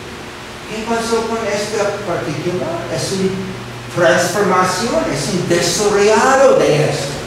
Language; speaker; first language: Spanish; non-native, fluent; English